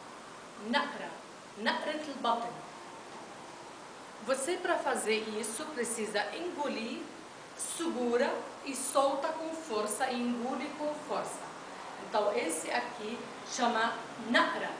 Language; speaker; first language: Portuguese; non-native, fluent; Arabic